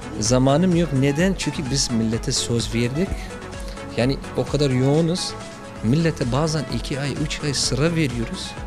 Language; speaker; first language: Turkish; non-native, learner; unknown